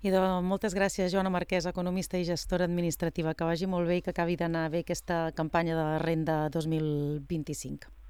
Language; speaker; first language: Catalan; native; Catalan